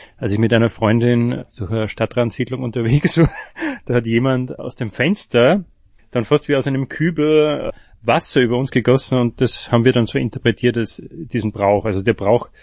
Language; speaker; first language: German; native; German